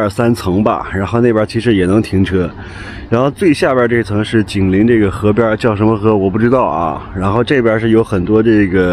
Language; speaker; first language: Chinese; native; Chinese